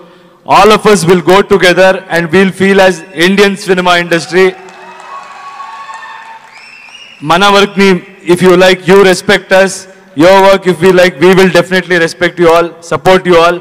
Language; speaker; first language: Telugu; non-native, learner; Kannada